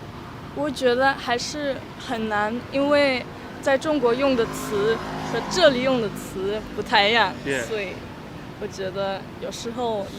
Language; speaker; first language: Chinese; non-native, fluent; German